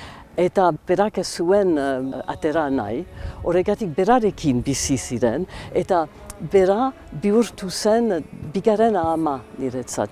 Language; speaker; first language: Basque; non-native, local second language; English